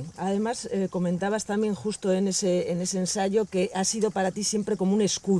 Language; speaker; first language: Spanish; native; Spanish